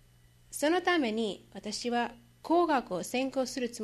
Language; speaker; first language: Japanese; non-native, learner; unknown